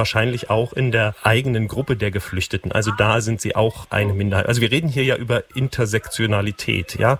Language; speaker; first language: German; native; German